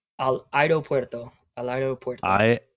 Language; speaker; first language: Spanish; non-native, fluent; English